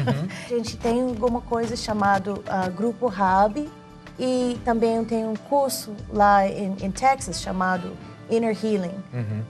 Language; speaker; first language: Portuguese; non-native, learner; English